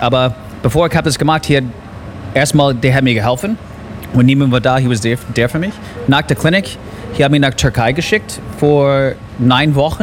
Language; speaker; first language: German; non-native, learner; English